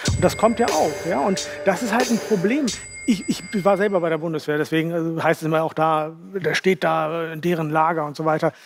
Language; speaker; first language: German; native; German